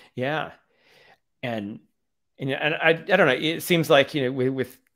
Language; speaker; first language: English; native; English